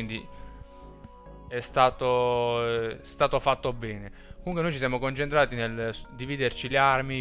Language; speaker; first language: Italian; native; Italian